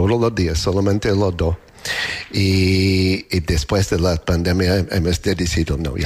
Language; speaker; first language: Spanish; non-native, learner; English